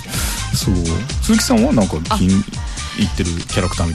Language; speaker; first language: Japanese; native; Japanese